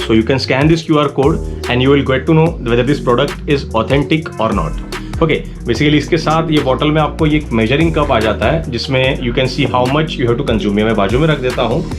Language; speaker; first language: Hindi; non-native, local second language; Marathi